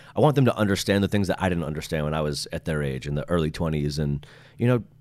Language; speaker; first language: English; native; English